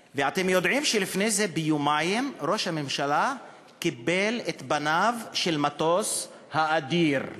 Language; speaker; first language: Hebrew; non-native, local second language; Arabic